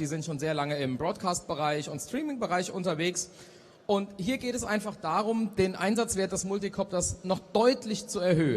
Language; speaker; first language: German; native; German